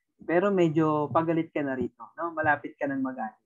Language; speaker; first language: Filipino; native; Filipino